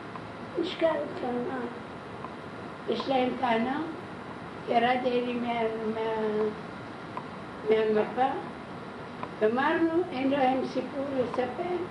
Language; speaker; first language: Hebrew; non-native, fluent; Arabic